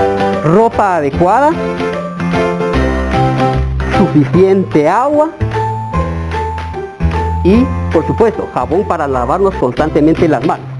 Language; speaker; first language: Spanish; native; Spanish